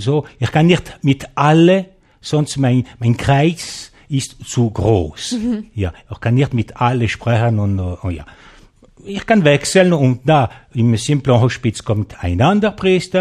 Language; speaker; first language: German; non-native, local second language; French